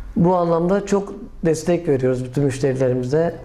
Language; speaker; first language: Turkish; native; Turkish